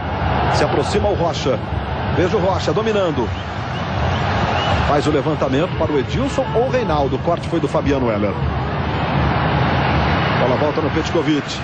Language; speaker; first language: Portuguese; native; Portuguese